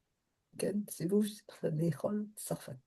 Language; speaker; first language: Hebrew; non-native, learner; French